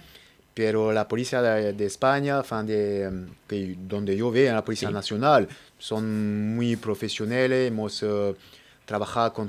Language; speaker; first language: Spanish; non-native, learner; French